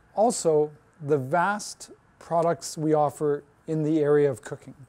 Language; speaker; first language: English; native; English